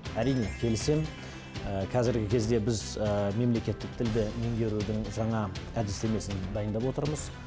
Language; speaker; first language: Kazakh; non-native, local second language; Turkish